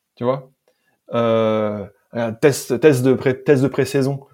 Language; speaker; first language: French; native; French